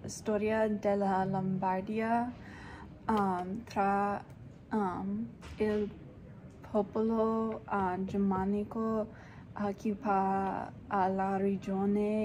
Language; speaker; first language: Italian; non-native, learner; English